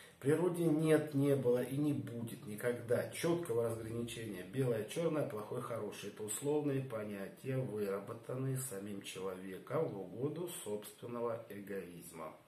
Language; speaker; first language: Russian; native; Russian